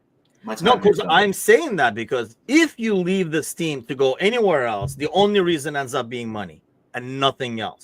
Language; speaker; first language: English; native; English